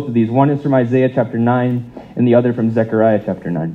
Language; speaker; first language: English; native; English